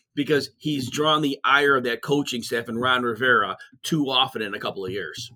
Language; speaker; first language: English; native; English